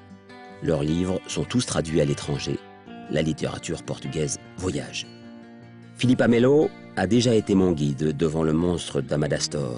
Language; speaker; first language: French; native; French